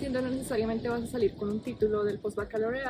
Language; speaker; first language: Spanish; native; Spanish